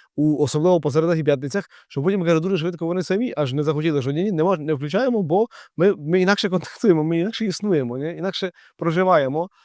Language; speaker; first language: Ukrainian; native; Ukrainian